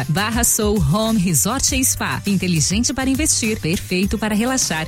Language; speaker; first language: Portuguese; native; Portuguese